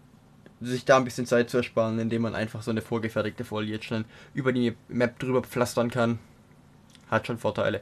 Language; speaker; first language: German; native; German